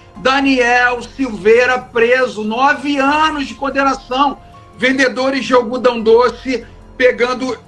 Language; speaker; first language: Portuguese; native; Portuguese